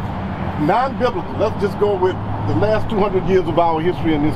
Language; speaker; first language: English; native; English